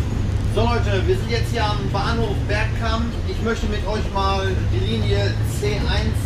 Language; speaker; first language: German; native; German